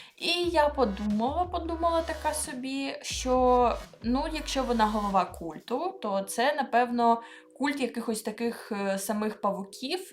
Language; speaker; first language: Ukrainian; non-native, local second language; Russian